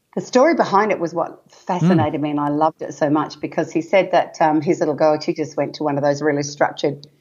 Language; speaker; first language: English; native; English